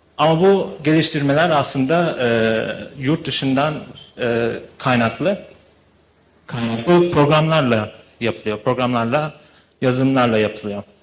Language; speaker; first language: Turkish; early bilingual, heritage; Turkish